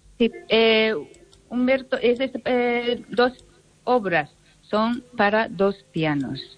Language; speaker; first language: Spanish; non-native, learner; Japanese